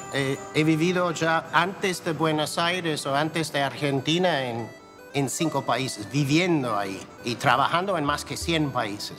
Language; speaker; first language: Spanish; non-native, fluent; English